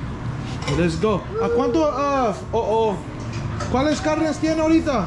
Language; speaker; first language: Spanish; non-native, learner; English